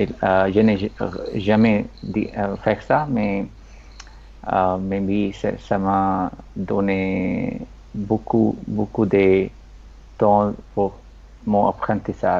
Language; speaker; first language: French; non-native, learner; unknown